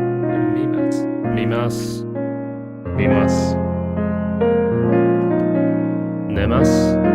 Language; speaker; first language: Japanese; non-native, learner; English